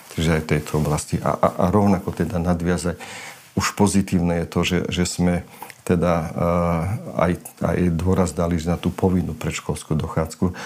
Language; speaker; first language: Slovak; non-native, local second language; Romany